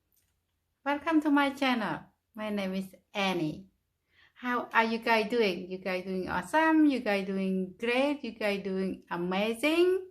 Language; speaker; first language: English; non-native, fluent; Khmer